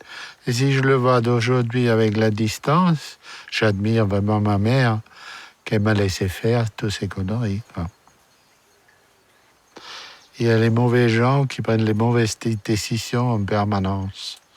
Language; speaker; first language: French; non-native, fluent; German